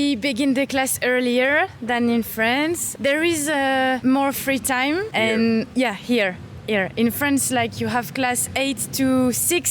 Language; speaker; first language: English; non-native, fluent; French